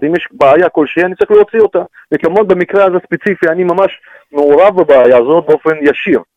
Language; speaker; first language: Hebrew; non-native, fluent; Russian